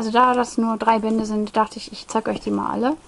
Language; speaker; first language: German; native; German